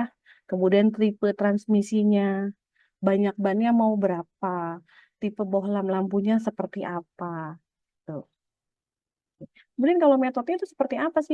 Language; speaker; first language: Indonesian; native; Indonesian